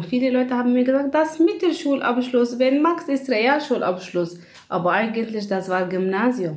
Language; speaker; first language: German; non-native, learner; Kurdish